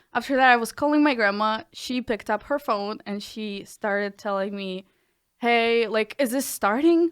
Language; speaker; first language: English; non-native, fluent; Ukrainian